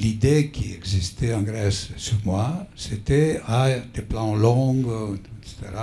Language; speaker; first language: French; non-native, fluent; Greek